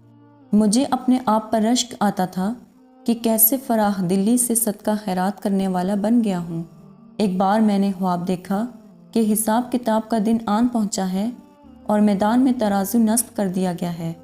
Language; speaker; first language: Urdu; native; Urdu